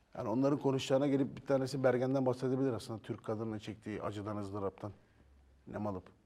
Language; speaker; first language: Turkish; native; Turkish